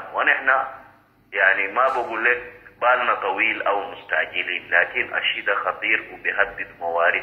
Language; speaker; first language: Arabic; native; Arabic